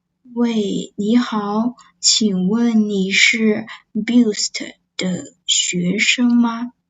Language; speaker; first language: Chinese; non-native, fluent; English